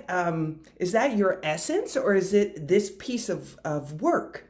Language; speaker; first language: English; native; English